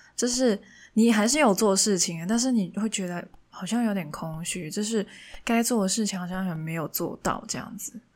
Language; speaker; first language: Chinese; non-native, local second language; Cantonese